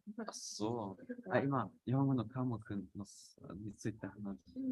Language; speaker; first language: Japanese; non-native, learner; German